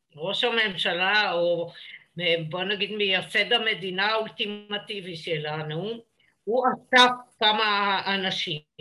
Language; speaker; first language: Hebrew; native; Hebrew